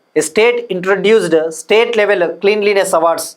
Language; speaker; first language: English; non-native, local second language; Telugu